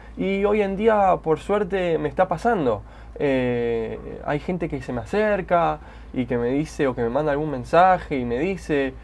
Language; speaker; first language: Spanish; native; Spanish